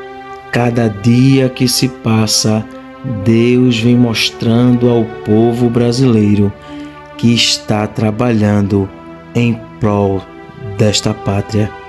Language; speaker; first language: Portuguese; native; Portuguese